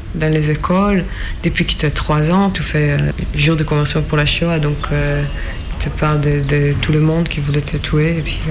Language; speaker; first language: French; non-native, fluent; Hebrew